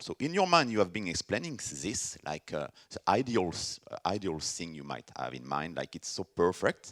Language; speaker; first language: English; non-native, fluent; French